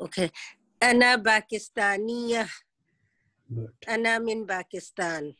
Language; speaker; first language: Arabic; non-native, learner; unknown